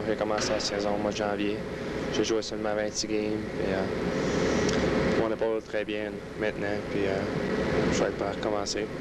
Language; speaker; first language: French; native; French